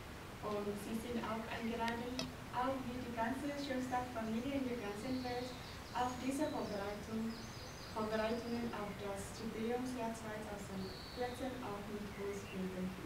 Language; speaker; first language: German; non-native, learner; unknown